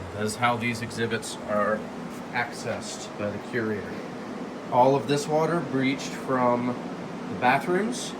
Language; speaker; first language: English; native; English